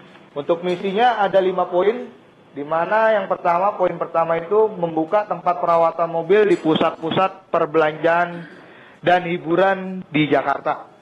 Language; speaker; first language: Malay; native; Malay